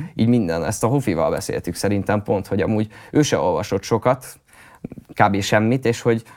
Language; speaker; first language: Hungarian; native; Hungarian